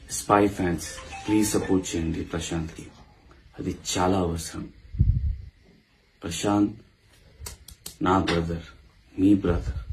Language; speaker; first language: Telugu; non-native, learner; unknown